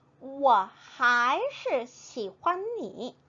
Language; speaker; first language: Chinese; non-native, fluent; Korean